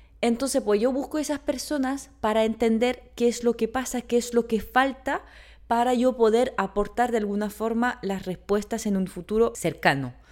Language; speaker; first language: Spanish; non-native, fluent; French